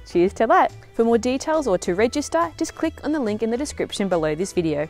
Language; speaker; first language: English; native; English